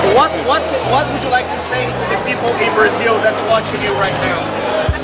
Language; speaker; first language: English; non-native, fluent; Portuguese